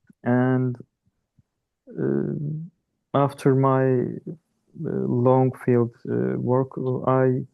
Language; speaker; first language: English; non-native, learner; Turkish